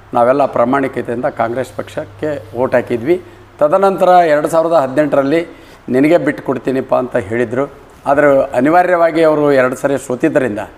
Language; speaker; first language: Kannada; non-native, local second language; Lambadi